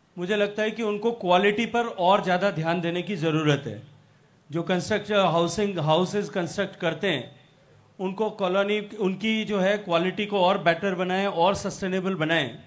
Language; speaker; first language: Hindi; native; Hindi